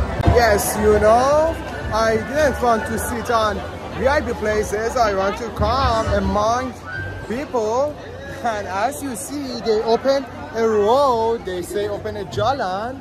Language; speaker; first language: English; non-native, learner; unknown